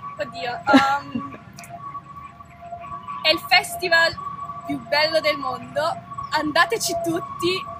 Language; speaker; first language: Italian; non-native, local second language; German